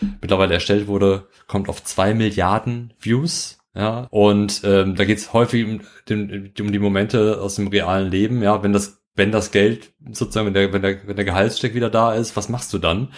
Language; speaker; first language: German; native; German